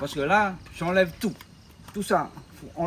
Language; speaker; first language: French; non-native, local second language; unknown